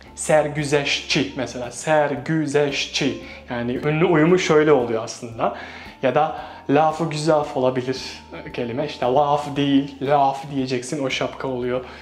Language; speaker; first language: Turkish; non-native, fluent; Bosnian